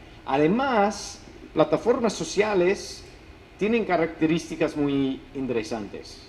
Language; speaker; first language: Spanish; non-native, fluent; English